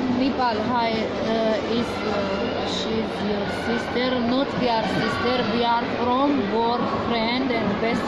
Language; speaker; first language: English; non-native, learner; Turkish